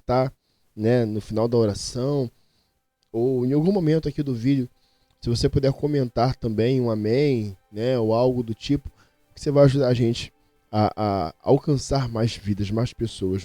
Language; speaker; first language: Portuguese; native; Portuguese